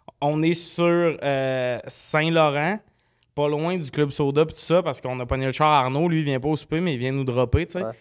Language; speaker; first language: French; native; French